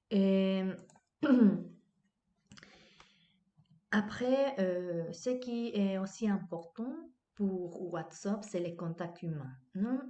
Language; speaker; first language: French; non-native, fluent; Spanish